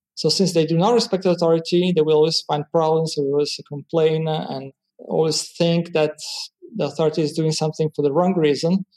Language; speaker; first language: English; non-native, fluent; Italian